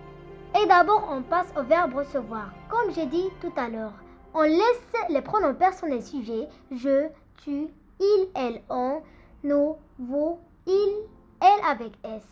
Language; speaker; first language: French; non-native, fluent; Arabic